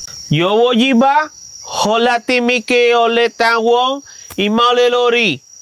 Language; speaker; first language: Spanish; early bilingual, heritage; Spanish